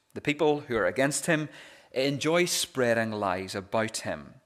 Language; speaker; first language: English; native; English